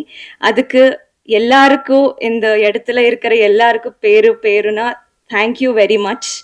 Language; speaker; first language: Tamil; non-native, learner; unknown